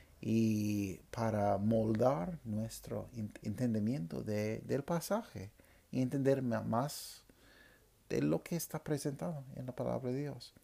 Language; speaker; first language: Spanish; non-native, fluent; English